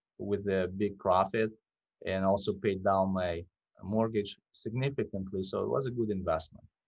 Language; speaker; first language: English; non-native, fluent; Russian